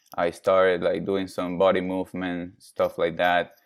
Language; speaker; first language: English; non-native, fluent; Spanish